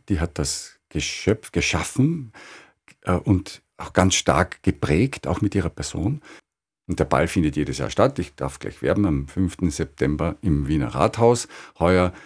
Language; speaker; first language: German; native; German